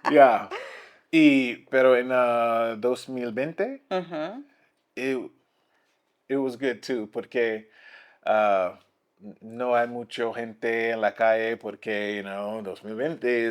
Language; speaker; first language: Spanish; non-native, learner; English